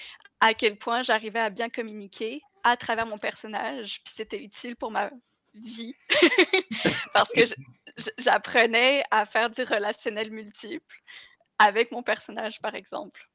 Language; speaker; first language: French; native; French